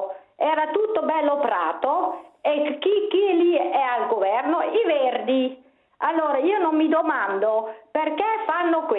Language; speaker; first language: Italian; non-native, local second language; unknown